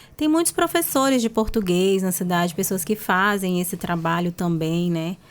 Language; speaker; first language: Portuguese; native; Portuguese